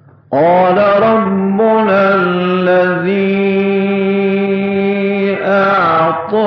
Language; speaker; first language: Arabic; native; Arabic